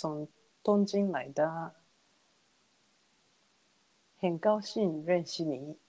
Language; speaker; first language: Chinese; non-native, learner; Japanese